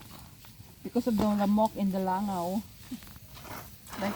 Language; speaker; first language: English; non-native, fluent; Filipino